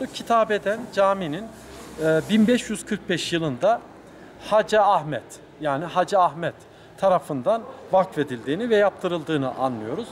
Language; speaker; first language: Turkish; native; Turkish